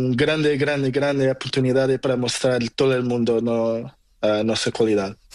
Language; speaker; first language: Spanish; non-native, learner; Portuguese